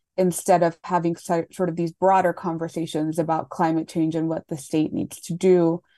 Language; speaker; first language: English; native; English